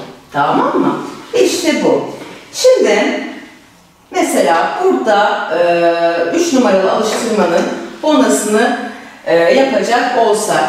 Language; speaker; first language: Turkish; native; Turkish